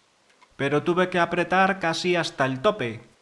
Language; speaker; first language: Spanish; native; Spanish